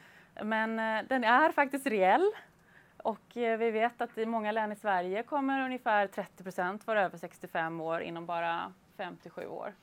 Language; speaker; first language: Swedish; native; Swedish